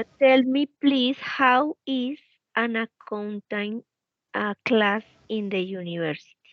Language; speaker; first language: English; non-native, learner; Spanish